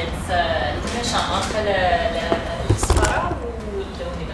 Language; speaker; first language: French; non-native, fluent; English